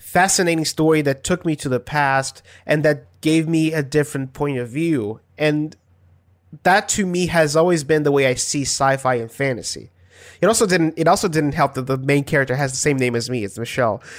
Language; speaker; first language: English; non-native, fluent; Portuguese